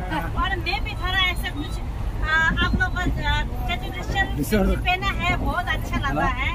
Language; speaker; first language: Hindi; non-native, local second language; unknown